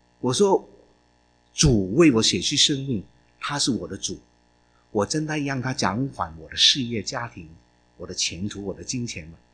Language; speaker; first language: Chinese; non-native, local second language; Cantonese